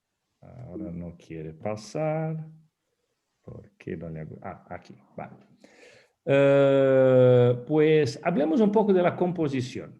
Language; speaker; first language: Spanish; non-native, fluent; Portuguese